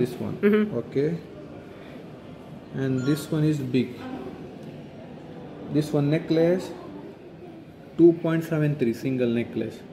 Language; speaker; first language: English; non-native, learner; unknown